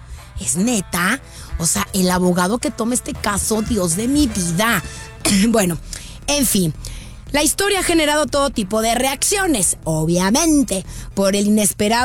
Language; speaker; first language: Spanish; native; Spanish